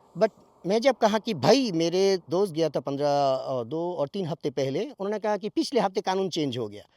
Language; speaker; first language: Urdu; non-native, fluent; Bangla